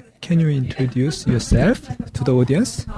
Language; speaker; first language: English; non-native, learner; Korean